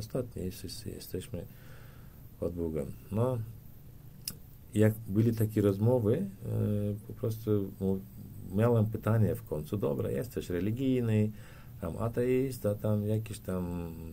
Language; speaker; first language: Polish; non-native, learner; Turkmen